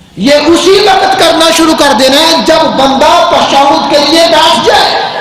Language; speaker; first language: Urdu; non-native, local second language; Punjabi